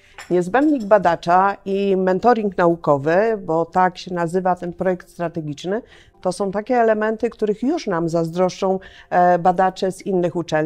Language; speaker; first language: Polish; native; Polish